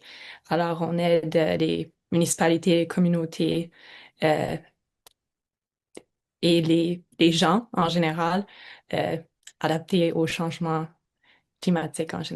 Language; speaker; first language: French; non-native, local second language; English